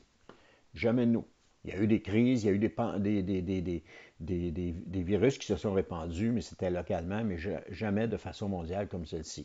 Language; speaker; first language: French; native; French